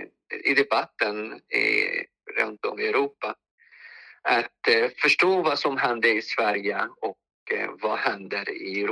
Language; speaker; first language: Swedish; non-native, fluent; Arabic